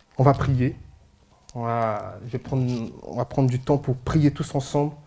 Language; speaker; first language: French; early bilingual, other home language; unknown